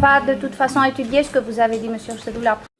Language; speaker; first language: French; non-native, fluent; Greek